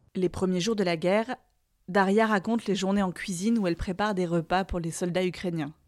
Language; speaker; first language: French; native; French